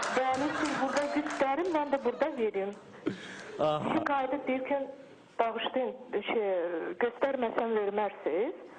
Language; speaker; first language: Azerbaijani; non-native, local second language; Russian